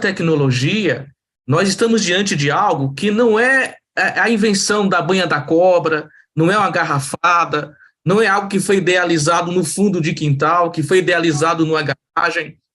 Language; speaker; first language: Portuguese; native; Portuguese